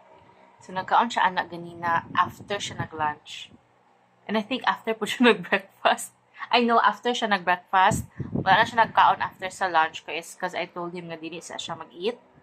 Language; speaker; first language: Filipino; non-native, local second language; Cebuano